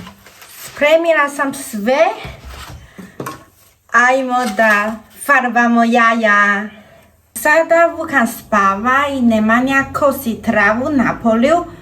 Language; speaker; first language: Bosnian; non-native, learner; Chinese